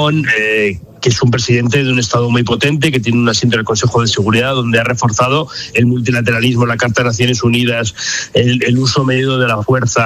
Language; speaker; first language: Spanish; native; Spanish